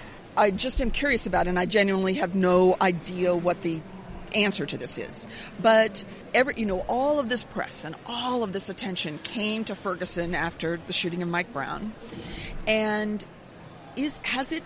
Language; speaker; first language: English; native; English